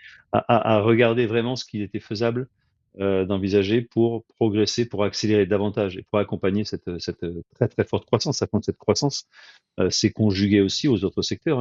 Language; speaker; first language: French; native; French